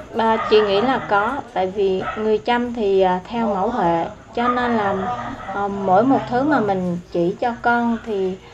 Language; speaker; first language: Vietnamese; non-native, local second language; Eastern Cham